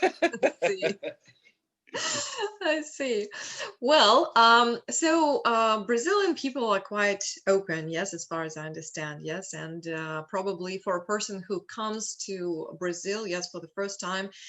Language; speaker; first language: English; non-native, fluent; Russian